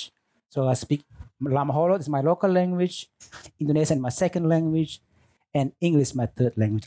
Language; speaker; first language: English; non-native, fluent; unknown